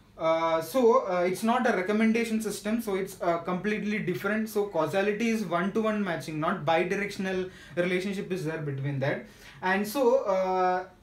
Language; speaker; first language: English; non-native, local second language; Marathi